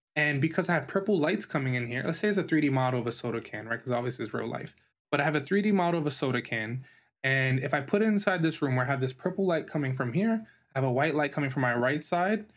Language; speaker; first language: English; native; English